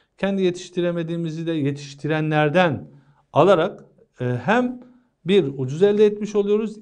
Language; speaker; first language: Turkish; native; Turkish